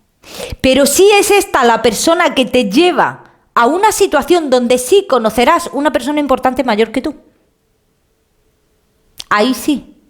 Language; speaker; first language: Spanish; native; Spanish